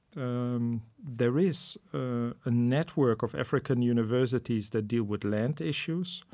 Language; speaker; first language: English; non-native, fluent; Dutch